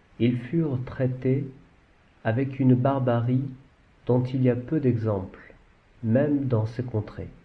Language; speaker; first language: French; native; French